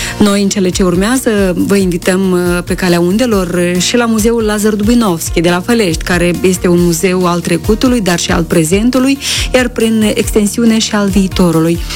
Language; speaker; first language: Romanian; native; Romanian